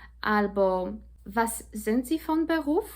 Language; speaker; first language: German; non-native, fluent; Polish